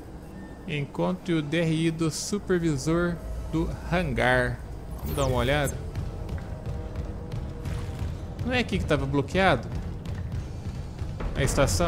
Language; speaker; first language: Portuguese; native; Portuguese